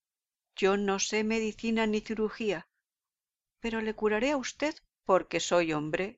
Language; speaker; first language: Spanish; native; Spanish